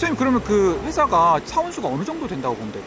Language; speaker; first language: Korean; native; Korean